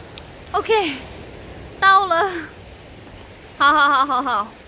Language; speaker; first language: Chinese; non-native, learner; Korean